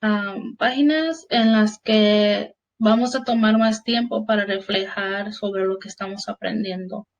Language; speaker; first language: Spanish; early bilingual, heritage; Spanish